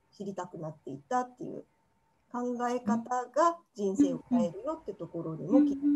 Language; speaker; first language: Japanese; native; Japanese